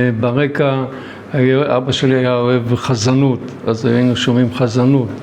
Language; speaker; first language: Hebrew; early bilingual, other home language; Polish